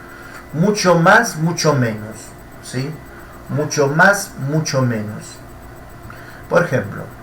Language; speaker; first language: Spanish; non-native, fluent; Portuguese